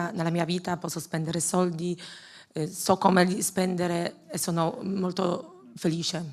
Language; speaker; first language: Italian; non-native, learner; Polish